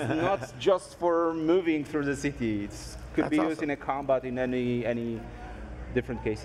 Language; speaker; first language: English; non-native, fluent; Polish